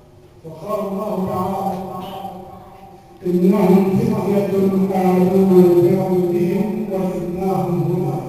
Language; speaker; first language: Arabic; native; Arabic